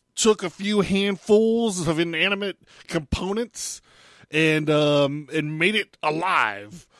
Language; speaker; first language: English; native; English